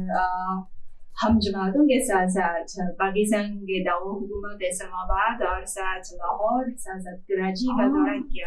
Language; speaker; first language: Hindi; non-native, fluent; Chinese